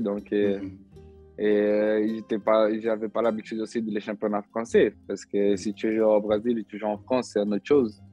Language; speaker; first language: French; non-native, learner; Portuguese